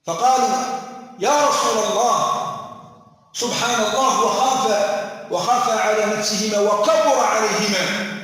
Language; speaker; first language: Arabic; native; Arabic